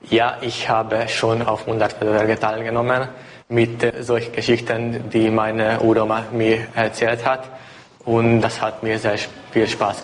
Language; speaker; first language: German; non-native, local second language; Hungarian